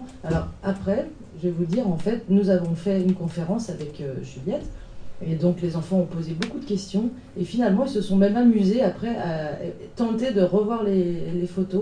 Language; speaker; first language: French; native; French